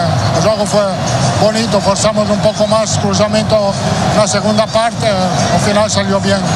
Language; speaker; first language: Portuguese; non-native, learner; Italian